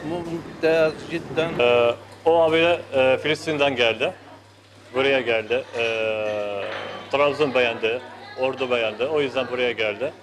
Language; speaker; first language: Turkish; non-native, learner; Arabic